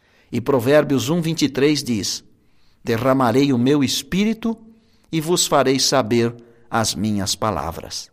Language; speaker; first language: Portuguese; native; Portuguese